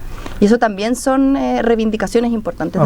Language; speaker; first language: Spanish; native; Spanish